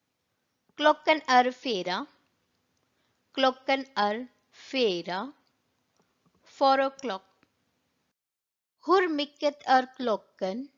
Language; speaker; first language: Swedish; non-native, learner; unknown